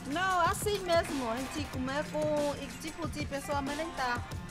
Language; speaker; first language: Portuguese; non-native, learner; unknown